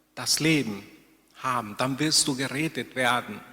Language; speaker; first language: German; non-native, fluent; Spanish